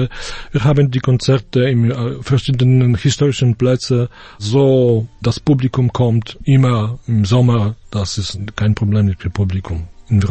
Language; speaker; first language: German; non-native, fluent; Polish